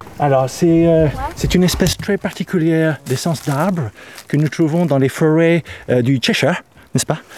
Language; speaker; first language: French; non-native, learner; English